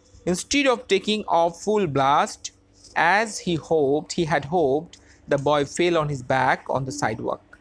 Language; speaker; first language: English; non-native, local second language; Bangla